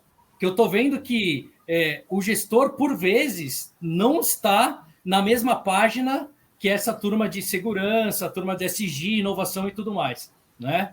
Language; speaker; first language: Portuguese; native; Portuguese